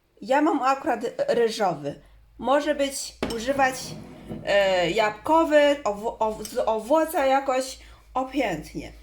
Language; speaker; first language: Polish; non-native, learner; Chinese